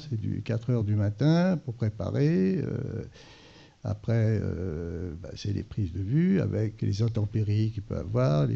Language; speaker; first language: French; native; French